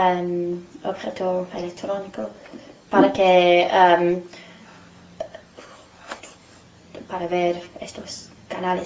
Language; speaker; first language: Spanish; non-native, learner; English